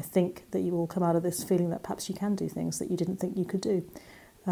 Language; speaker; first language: English; native; English